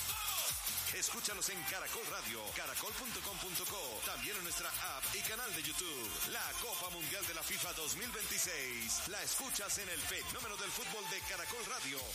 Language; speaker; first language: Spanish; native; Spanish